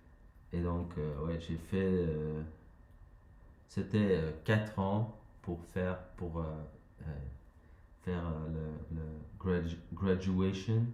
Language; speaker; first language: French; non-native, learner; Dutch